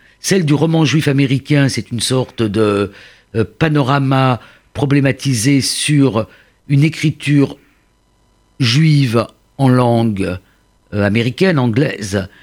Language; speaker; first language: French; native; French